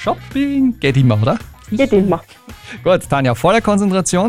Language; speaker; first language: German; native; German